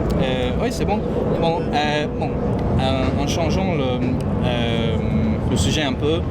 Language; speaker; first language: French; non-native, fluent; English